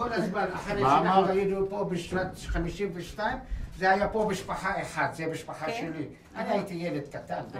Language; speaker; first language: Hebrew; non-native, local second language; Armenian